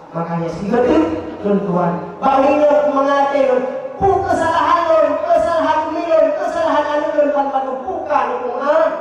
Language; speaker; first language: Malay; non-native, local second language; Achinese